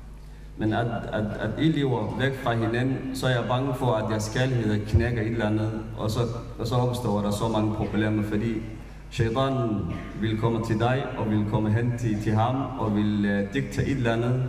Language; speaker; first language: Danish; non-native, fluent; Somali